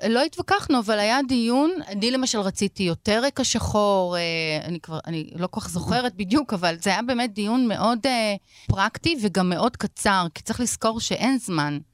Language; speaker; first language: Hebrew; native; Hebrew